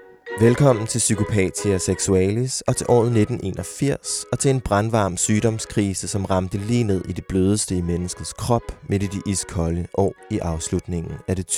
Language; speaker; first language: Danish; native; Danish